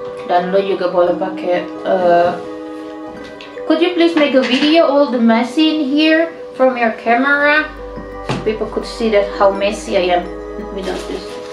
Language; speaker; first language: English; non-native, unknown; Indonesian